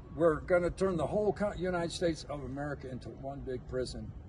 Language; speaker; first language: English; native; English